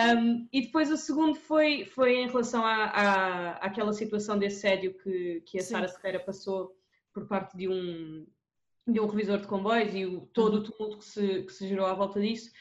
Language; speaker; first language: Portuguese; early bilingual, other home language; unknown